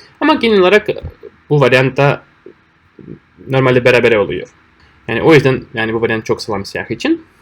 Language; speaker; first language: Turkish; non-native, fluent; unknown